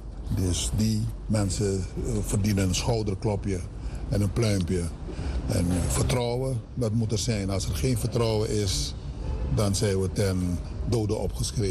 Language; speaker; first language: Dutch; native; Dutch